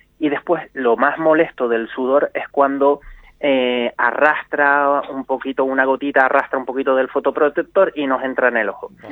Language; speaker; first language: Spanish; native; Spanish